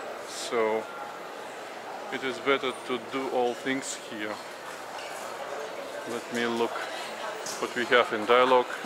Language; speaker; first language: English; non-native, fluent; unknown